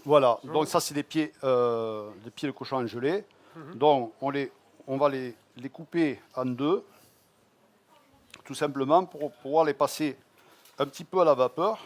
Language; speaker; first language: French; native; French